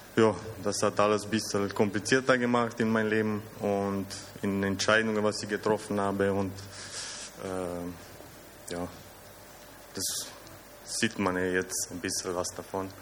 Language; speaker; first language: German; non-native, fluent; Romanian